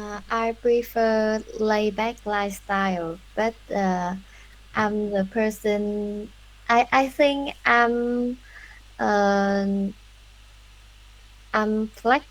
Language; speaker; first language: English; non-native, learner; Vietnamese